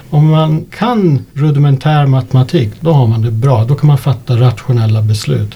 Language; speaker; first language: Swedish; early bilingual, other home language; English